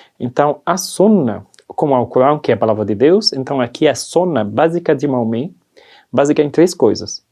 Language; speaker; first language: Portuguese; non-native, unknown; Arabic